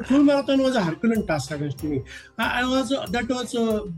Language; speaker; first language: English; non-native, local second language; Marathi